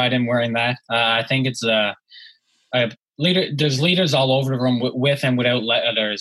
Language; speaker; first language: English; native; English